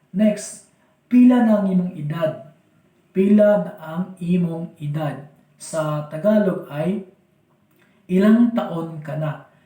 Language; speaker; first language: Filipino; non-native, local second language; Cebuano